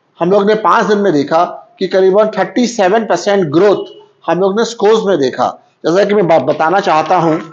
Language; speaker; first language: Hindi; native; Hindi